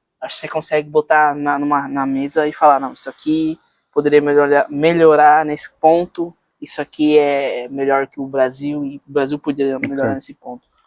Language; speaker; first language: Portuguese; native; Portuguese